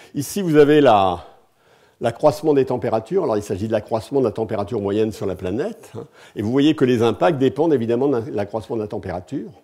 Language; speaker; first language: French; native; French